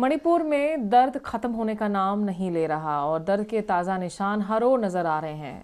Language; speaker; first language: Hindi; native; Hindi